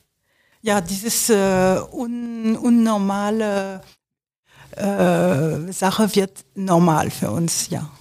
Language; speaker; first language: German; non-native, fluent; French